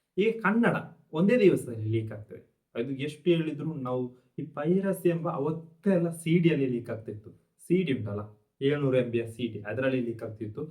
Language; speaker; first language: Kannada; non-native, local second language; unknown